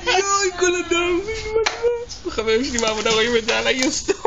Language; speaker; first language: Hebrew; native; Hebrew